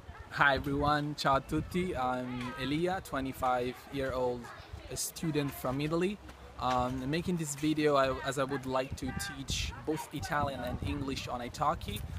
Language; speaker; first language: English; non-native, fluent; Italian